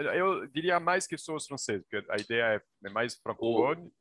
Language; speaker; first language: Portuguese; non-native, fluent; French